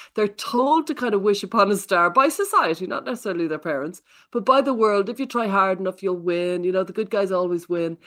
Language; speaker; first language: English; native; English